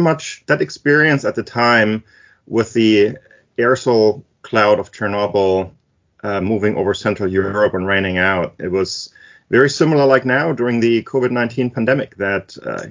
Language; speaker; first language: English; non-native, fluent; German